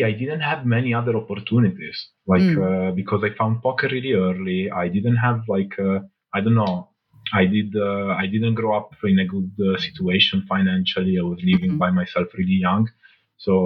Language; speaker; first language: English; non-native, fluent; Italian